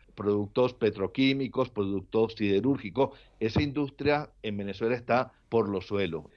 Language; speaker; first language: Spanish; native; Spanish